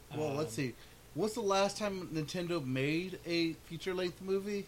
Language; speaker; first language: English; native; English